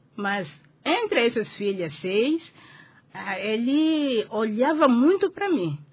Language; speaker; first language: Portuguese; non-native, fluent; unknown